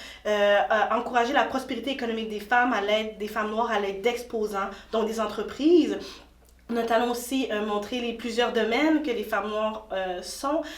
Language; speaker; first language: French; native; French